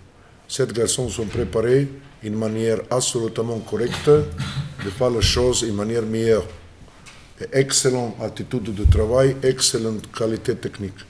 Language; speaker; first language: French; non-native, learner; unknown